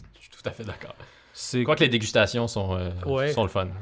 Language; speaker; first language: French; native; French